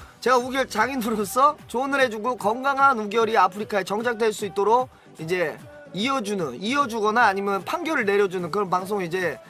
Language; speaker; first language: Korean; native; Korean